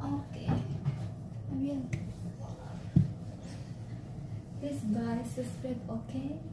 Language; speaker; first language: English; non-native, learner; Indonesian